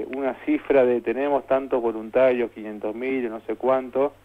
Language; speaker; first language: Spanish; native; Spanish